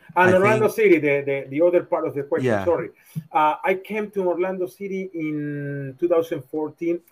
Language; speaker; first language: English; non-native, learner; Spanish